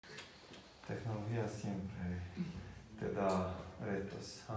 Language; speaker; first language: Spanish; non-native, fluent; Croatian